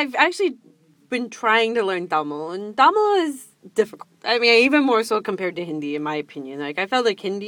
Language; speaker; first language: English; native; English